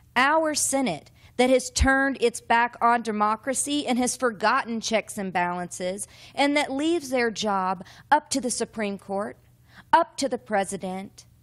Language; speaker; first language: English; native; English